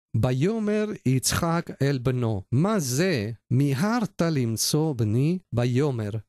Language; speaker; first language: Hebrew; non-native, learner; Spanish